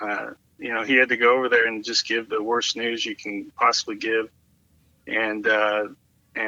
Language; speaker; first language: English; native; English